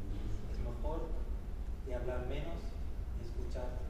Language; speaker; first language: Spanish; non-native, fluent; German